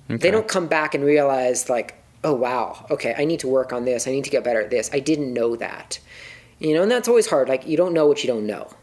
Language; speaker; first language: English; native; English